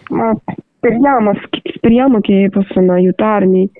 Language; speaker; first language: Italian; non-native, learner; Ukrainian